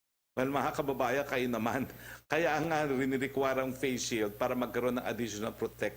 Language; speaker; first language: Filipino; native; Filipino